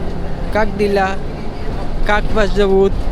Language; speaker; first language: Russian; non-native, learner; Urdu